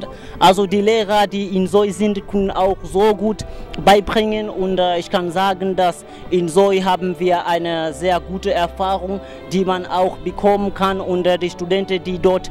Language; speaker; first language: German; non-native, fluent; Swahili